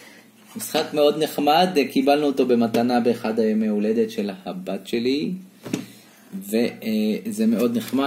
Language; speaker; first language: Hebrew; native; Hebrew